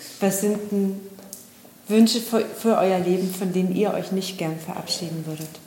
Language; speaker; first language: German; non-native, learner; Persian